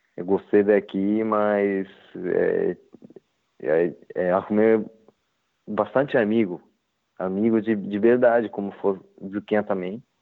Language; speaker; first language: Portuguese; non-native, learner; Japanese